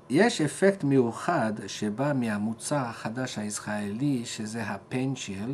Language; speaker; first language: Hebrew; non-native, fluent; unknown